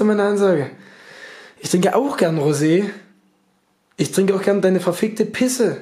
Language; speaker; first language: German; native; German